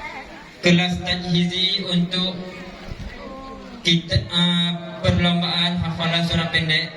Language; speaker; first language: Indonesian; non-native, local second language; Achinese